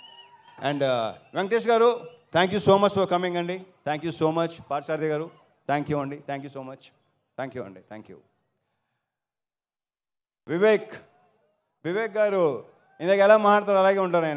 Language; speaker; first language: Telugu; native; Telugu